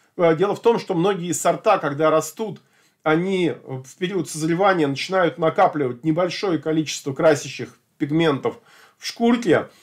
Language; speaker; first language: Russian; native; Russian